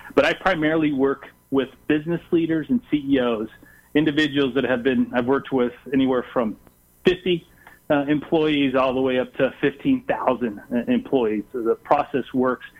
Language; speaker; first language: English; non-native, fluent; Portuguese